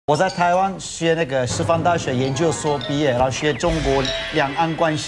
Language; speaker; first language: Chinese; non-native, fluent; Turkish